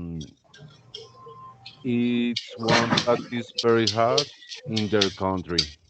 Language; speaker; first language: English; non-native, learner; Spanish